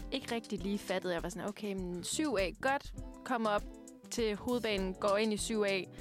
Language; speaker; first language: Danish; native; Danish